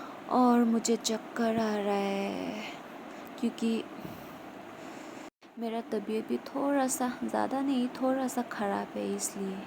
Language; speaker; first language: Hindi; non-native, local second language; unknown